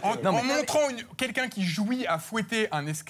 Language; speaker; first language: French; native; French